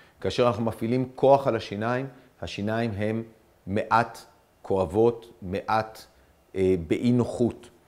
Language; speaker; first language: Hebrew; native; Hebrew